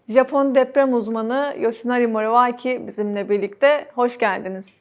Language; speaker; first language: Turkish; native; Turkish